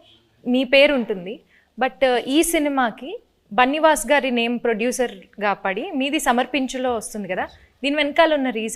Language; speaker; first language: Telugu; native; Telugu